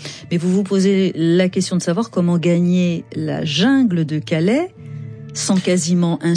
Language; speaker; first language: French; native; French